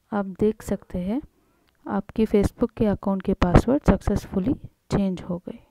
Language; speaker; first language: Hindi; non-native, local second language; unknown